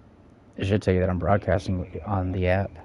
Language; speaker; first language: English; native; English